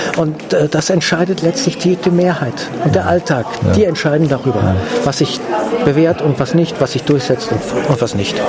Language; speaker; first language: German; native; German